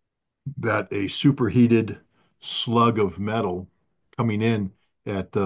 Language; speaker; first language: English; native; English